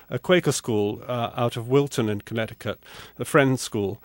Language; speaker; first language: English; native; English